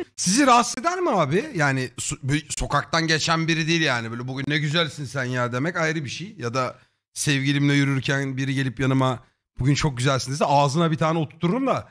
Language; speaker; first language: Turkish; native; Turkish